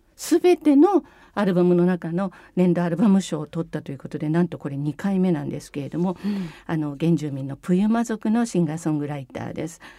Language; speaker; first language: Japanese; native; Japanese